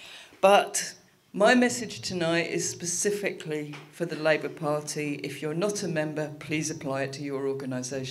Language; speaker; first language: English; native; English